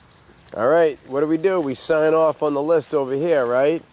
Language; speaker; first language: English; native; English